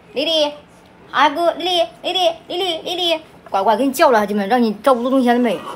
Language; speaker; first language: Japanese; non-native, learner; Chinese